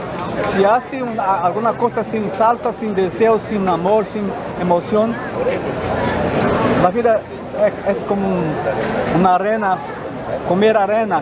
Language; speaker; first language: Spanish; non-native, fluent; Portuguese